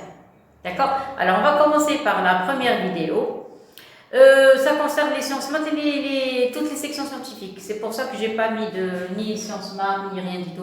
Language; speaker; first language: French; non-native, local second language; Arabic